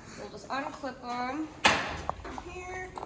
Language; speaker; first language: English; native; English